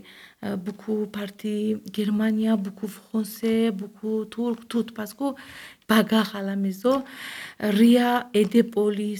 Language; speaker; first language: French; non-native, learner; Georgian